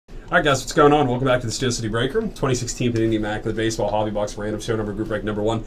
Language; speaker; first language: English; native; English